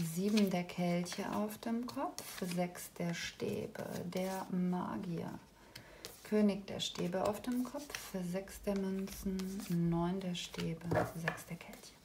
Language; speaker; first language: German; native; German